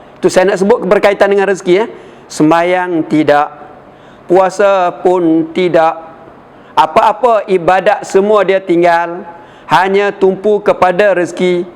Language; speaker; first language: Malay; native; Malay